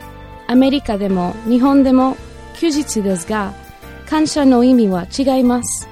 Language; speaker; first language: Japanese; non-native, learner; English